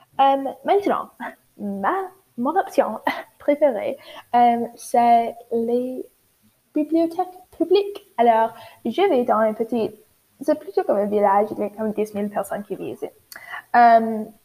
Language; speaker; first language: French; non-native, learner; English